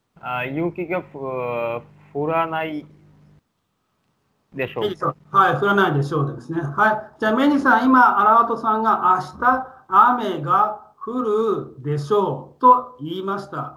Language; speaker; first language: Japanese; non-native, fluent; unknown